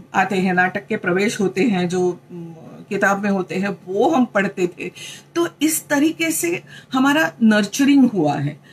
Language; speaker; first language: Hindi; non-native, local second language; Marathi